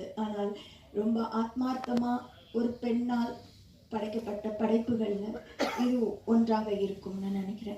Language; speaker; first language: Tamil; native; Tamil